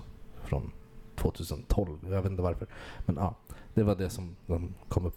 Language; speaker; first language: Swedish; native; Swedish